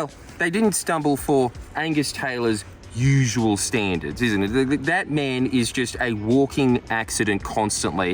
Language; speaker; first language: English; native; English